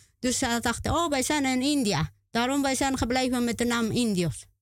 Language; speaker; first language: Dutch; non-native, learner; Spanish